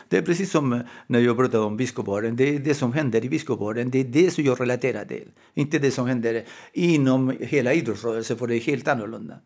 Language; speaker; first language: Swedish; non-native, fluent; Spanish